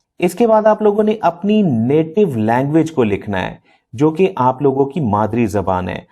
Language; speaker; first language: Urdu; non-native, local second language; Punjabi